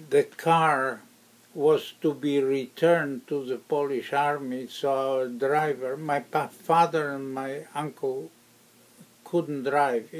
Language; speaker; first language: English; non-native, fluent; Ukrainian